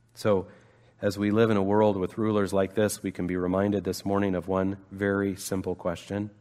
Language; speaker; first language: English; native; English